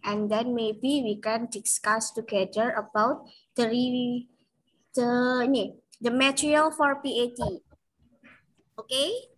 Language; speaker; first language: English; non-native, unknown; Indonesian